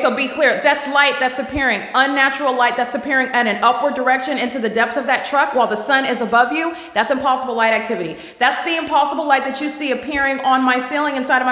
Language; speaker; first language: English; native; English